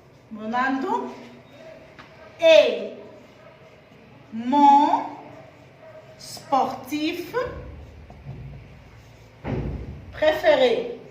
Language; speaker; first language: French; non-native, fluent; Arabic